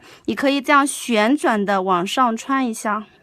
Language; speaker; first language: Chinese; native; Chinese